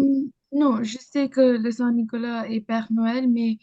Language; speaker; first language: French; non-native, learner; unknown